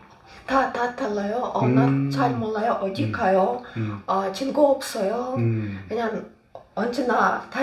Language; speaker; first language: Korean; non-native, learner; Ukrainian